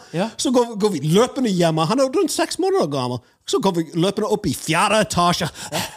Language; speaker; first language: Norwegian; non-native, fluent; English